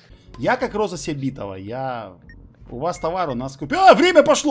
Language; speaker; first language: Russian; native; Russian